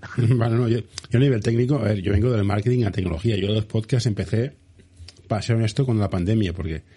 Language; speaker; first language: Spanish; native; Spanish